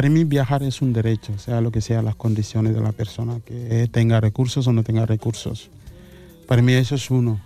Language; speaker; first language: Spanish; non-native, fluent; Wolof